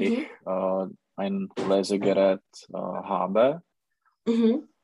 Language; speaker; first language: German; non-native, learner; Czech